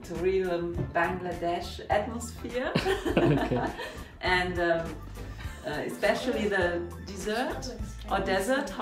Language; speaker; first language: English; non-native, fluent; German